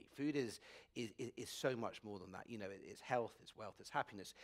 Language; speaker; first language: English; native; English